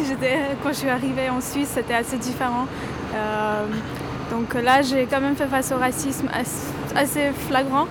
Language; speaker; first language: French; early bilingual, other home language; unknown